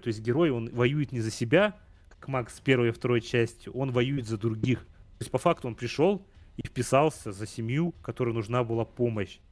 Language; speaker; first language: Russian; native; Russian